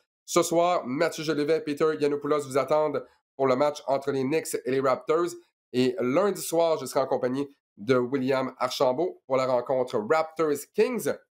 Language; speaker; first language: French; native; French